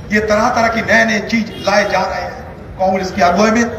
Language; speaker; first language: Hindi; non-native, local second language; Bangla